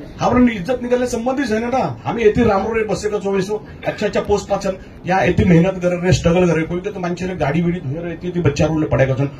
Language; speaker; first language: Nepali; early bilingual, heritage; Nepali